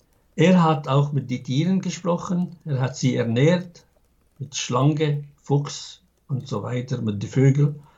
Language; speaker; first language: German; non-native, fluent; Arabic